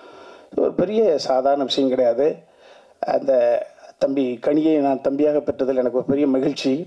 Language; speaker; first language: Tamil; native; Tamil